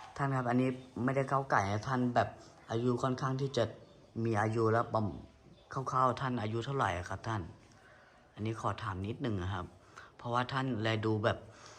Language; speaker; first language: Thai; native; Thai